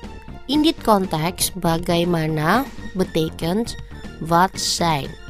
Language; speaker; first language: Dutch; non-native, fluent; Indonesian